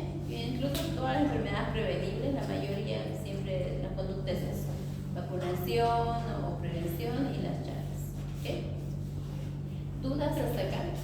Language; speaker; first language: Spanish; native; Spanish